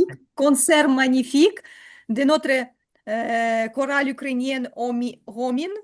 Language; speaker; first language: French; non-native, learner; Ukrainian